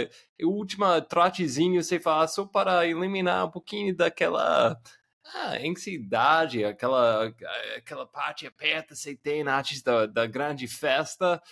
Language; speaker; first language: Portuguese; non-native, fluent; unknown